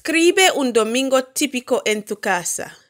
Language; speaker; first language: Spanish; non-native, fluent; English